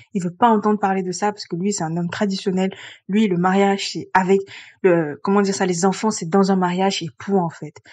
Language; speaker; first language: French; early bilingual, other home language; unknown